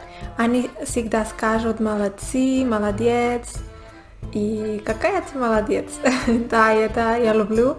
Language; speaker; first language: Russian; non-native, learner; Spanish